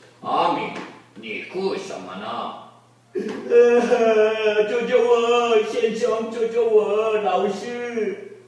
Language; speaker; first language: Chinese; non-native, learner; Korean